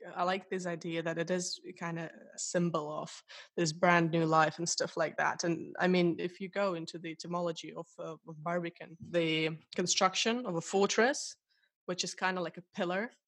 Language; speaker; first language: English; non-native, fluent; Russian